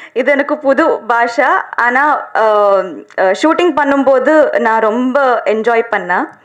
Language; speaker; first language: Tamil; non-native, learner; Telugu